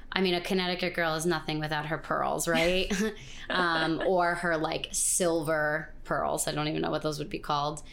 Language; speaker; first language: English; native; English